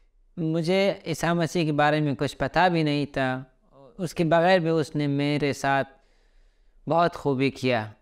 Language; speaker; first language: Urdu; early bilingual, other home language; Pashto